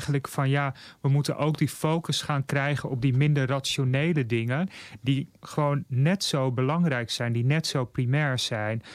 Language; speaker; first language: Dutch; native; Dutch